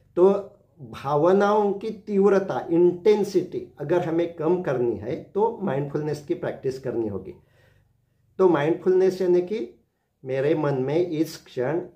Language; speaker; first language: Hindi; non-native, local second language; Marathi